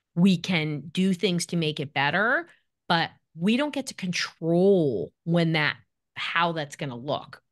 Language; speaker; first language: English; native; English